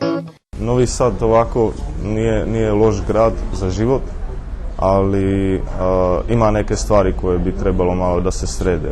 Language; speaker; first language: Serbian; non-native, fluent; Czech